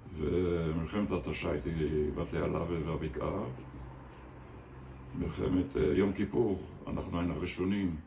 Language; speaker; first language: Hebrew; early bilingual, other home language; German